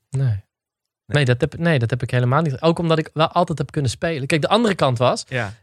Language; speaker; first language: Dutch; native; Dutch